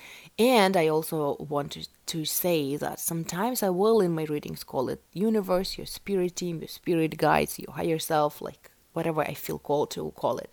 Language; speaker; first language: English; non-native, fluent; Russian